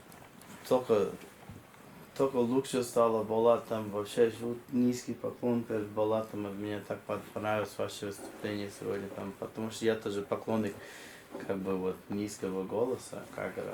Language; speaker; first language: Russian; non-native, fluent; English